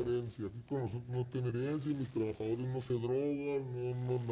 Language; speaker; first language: Spanish; native; Spanish